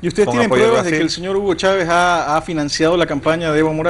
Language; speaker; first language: Spanish; native; Spanish